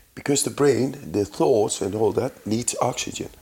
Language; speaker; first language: English; non-native, fluent; Dutch